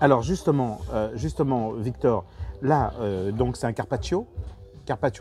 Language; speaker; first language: French; native; French